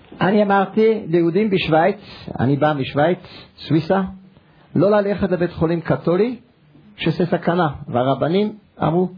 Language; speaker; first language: Hebrew; non-native, fluent; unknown